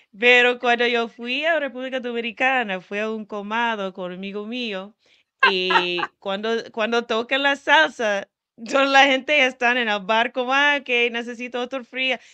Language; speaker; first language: Spanish; non-native, fluent; English